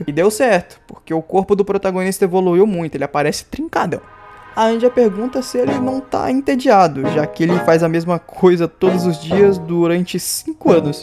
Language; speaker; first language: Portuguese; native; Portuguese